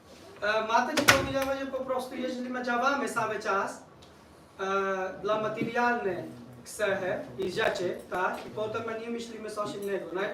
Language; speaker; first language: Polish; non-native, learner; Hindi